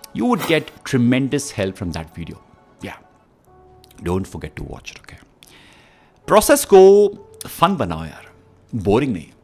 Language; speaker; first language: Hindi; native; Hindi